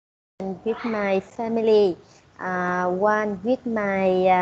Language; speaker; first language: English; non-native, learner; Vietnamese